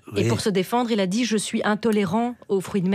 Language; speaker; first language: French; native; French